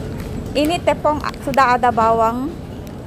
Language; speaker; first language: Indonesian; non-native, learner; Filipino